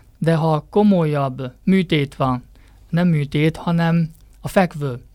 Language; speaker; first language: Hungarian; non-native, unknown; Chinese